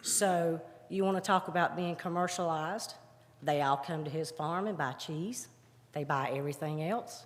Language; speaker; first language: English; native; English